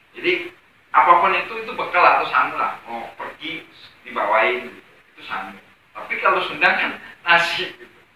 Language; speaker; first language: Indonesian; non-native, local second language; Javanese